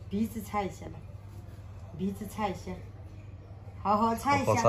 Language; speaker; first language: Chinese; non-native, learner; Nepali